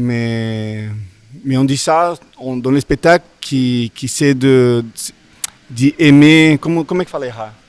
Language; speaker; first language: French; non-native, learner; Portuguese